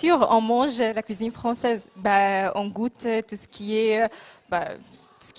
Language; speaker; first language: French; non-native, local second language; Arabic